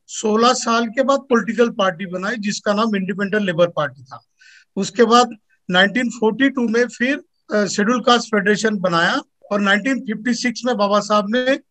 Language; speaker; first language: Hindi; non-native, local second language; Marathi